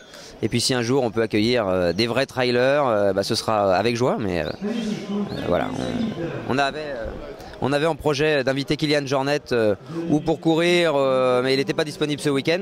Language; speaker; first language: French; native; French